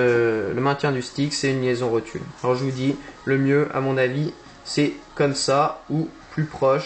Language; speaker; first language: French; native; French